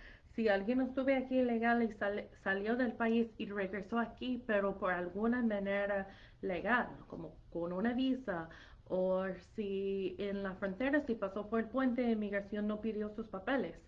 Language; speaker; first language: Spanish; non-native, fluent; English